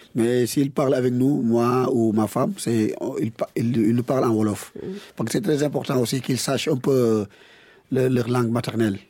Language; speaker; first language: French; non-native, local second language; Wolof